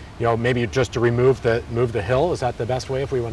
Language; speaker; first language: English; native; English